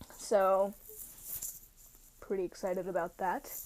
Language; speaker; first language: English; native; English